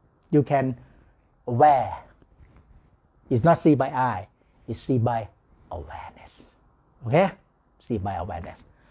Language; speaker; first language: English; non-native, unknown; Thai